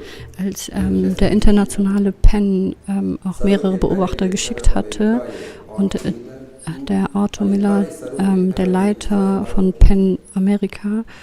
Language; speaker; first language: German; non-native, fluent; Kurdish